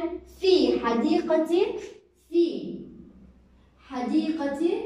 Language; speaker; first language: Arabic; native; Arabic